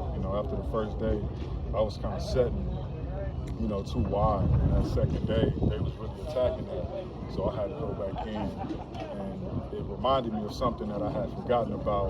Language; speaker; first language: English; native; English